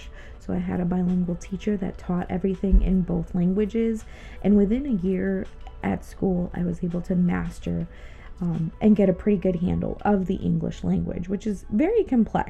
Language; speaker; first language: English; native; English